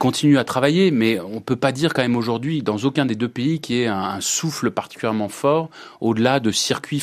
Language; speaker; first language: French; native; French